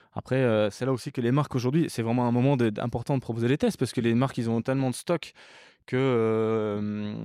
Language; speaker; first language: French; early bilingual, other home language; English